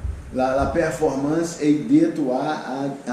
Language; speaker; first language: French; non-native, learner; Portuguese